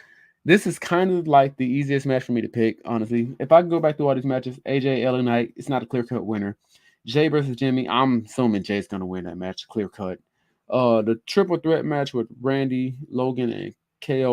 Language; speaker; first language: English; native; English